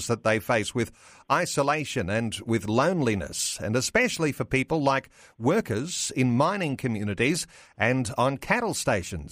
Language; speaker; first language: English; native; English